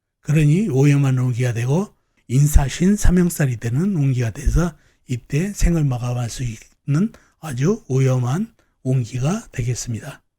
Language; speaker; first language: Korean; native; Korean